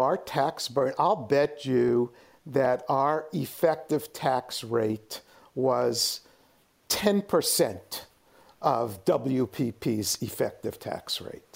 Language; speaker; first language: English; native; English